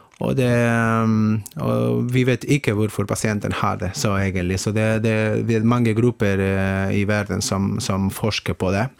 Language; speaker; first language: Norwegian; non-native, fluent; Spanish